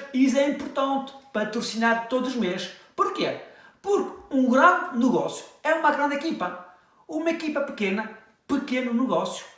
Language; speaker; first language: Portuguese; early bilingual, heritage; French